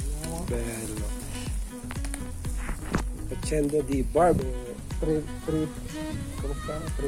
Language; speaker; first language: Italian; non-native, learner; Filipino